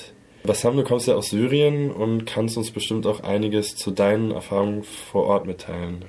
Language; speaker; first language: German; native; German